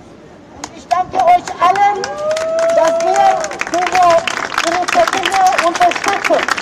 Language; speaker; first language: German; non-native, learner; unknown